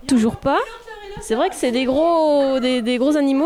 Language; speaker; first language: French; native; French